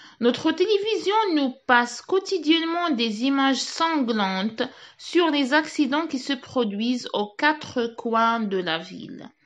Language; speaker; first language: French; non-native, local second language; Arabic